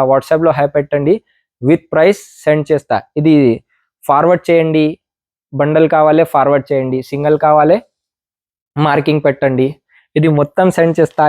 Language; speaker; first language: Telugu; non-native, local second language; Urdu